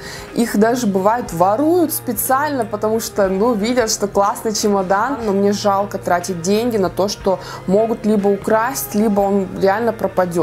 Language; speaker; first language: Russian; native; Russian